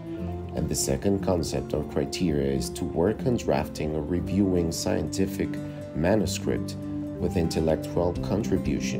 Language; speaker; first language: English; non-native, fluent; Spanish